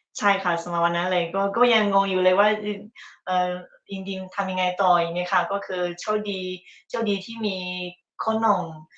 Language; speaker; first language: Thai; early bilingual, other home language; Chinese